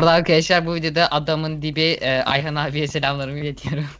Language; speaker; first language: Turkish; native; Turkish